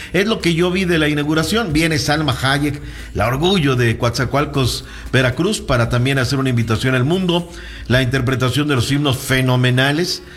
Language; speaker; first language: Spanish; native; Spanish